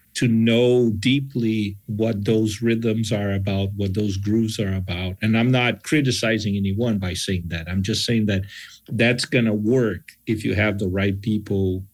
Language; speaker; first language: English; non-native, fluent; Portuguese